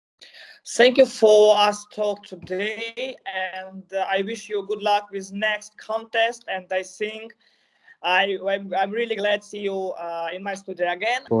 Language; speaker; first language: English; non-native, learner; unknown